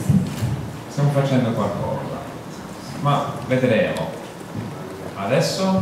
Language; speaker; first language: Italian; non-native, learner; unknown